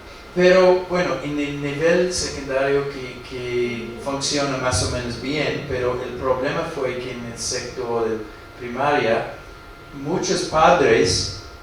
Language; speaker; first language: Spanish; non-native, fluent; English